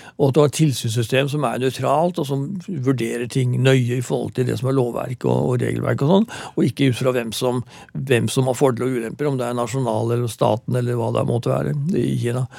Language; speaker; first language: Norwegian; native; Norwegian